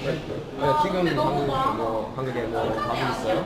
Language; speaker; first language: Korean; non-native, learner; English